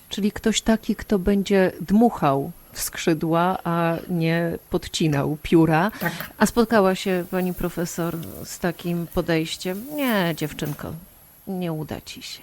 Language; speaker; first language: Polish; native; Polish